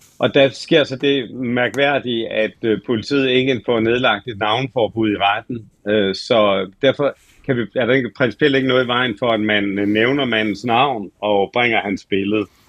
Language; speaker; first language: Danish; native; Danish